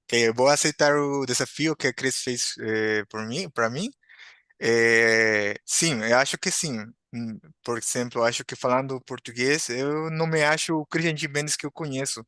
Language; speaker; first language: Portuguese; non-native, fluent; Spanish